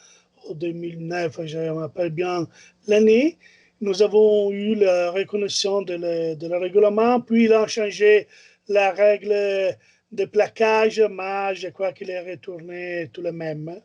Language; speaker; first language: French; non-native, learner; Italian